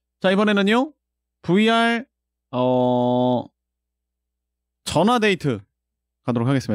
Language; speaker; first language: Korean; native; Korean